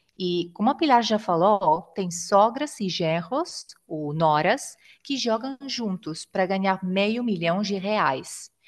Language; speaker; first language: Portuguese; non-native, fluent; Italian